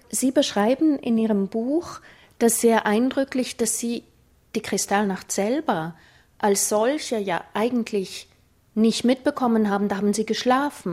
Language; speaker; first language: German; native; German